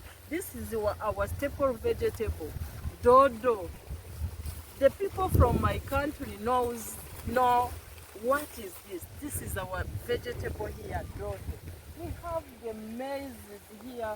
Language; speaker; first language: English; non-native, local second language; Kinyarwanda